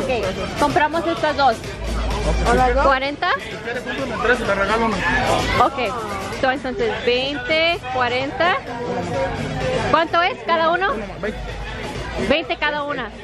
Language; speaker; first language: Spanish; early bilingual, heritage; Spanish